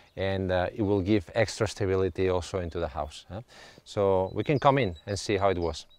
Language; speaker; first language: English; non-native, fluent; Catalan